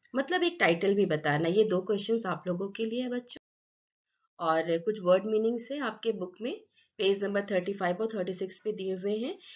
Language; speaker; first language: Hindi; non-native, local second language; Assamese